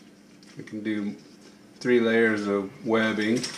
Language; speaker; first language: English; native; English